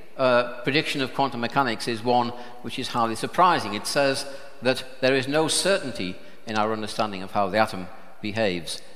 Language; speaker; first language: English; native; English